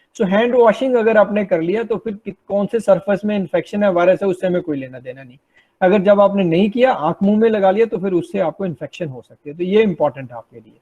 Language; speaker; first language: Hindi; non-native, local second language; Punjabi